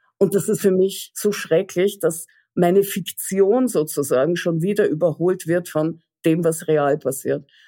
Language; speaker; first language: German; early bilingual, other home language; Russian